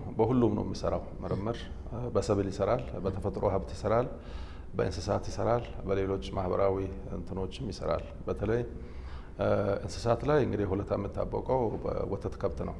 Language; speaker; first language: Amharic; non-native, local second language; Oromo